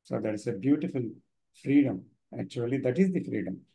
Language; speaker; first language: English; non-native, local second language; Telugu